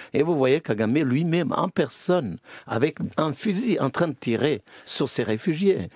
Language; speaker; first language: French; non-native, local second language; Kinyarwanda